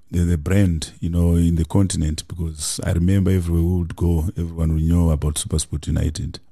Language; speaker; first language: English; non-native, local second language; Shona